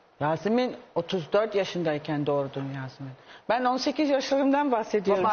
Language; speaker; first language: Turkish; non-native, fluent; English